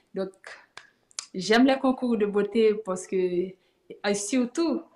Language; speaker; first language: French; native; French